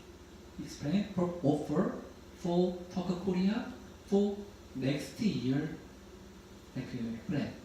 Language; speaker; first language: English; non-native, learner; Korean